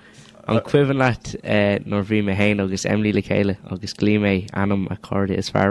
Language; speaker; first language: Irish; non-native, local second language; English